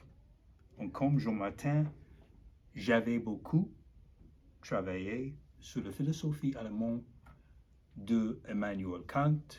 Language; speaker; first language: French; non-native, learner; English